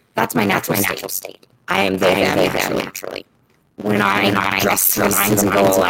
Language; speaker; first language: English; native; English